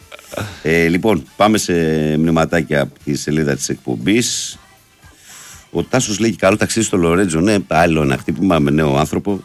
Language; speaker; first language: Greek; native; Greek